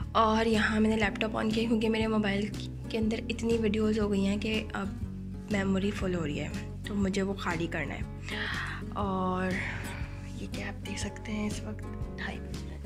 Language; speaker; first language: Urdu; native; Urdu